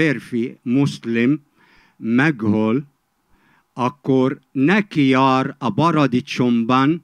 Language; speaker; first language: Hungarian; non-native, fluent; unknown